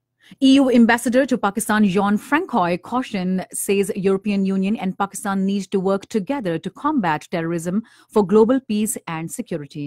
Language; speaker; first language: English; non-native, local second language; Urdu